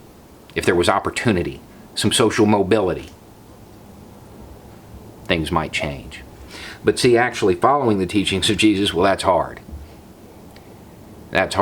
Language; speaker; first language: English; native; English